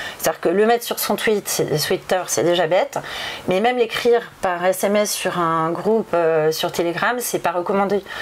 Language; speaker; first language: French; native; French